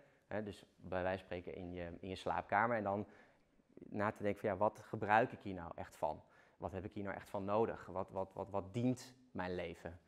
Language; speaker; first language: Dutch; native; Dutch